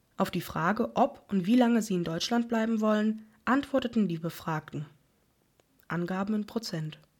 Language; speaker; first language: German; native; German